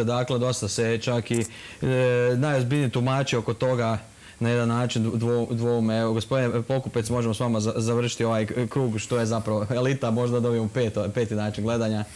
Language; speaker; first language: Croatian; native; Croatian